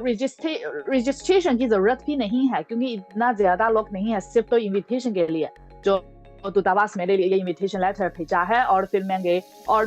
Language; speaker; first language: Hindi; non-native, fluent; Chinese